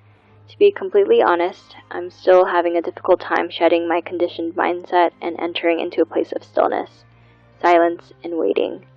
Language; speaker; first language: English; native; English